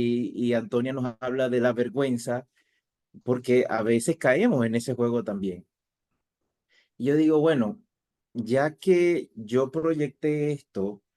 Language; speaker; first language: Spanish; native; Spanish